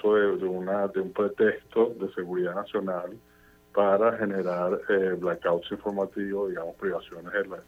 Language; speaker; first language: Spanish; native; Spanish